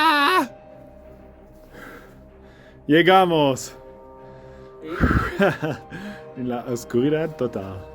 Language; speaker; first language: Spanish; non-native, learner; French